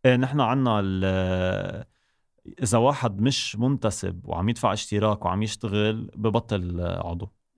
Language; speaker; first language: Arabic; native; Arabic